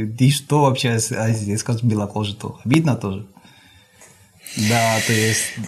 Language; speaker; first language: Russian; non-native, fluent; Spanish